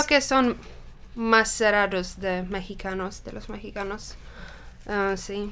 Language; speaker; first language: Spanish; non-native, learner; Czech